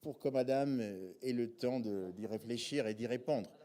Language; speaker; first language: French; non-native, fluent; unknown